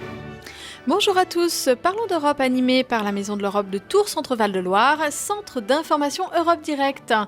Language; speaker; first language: French; native; French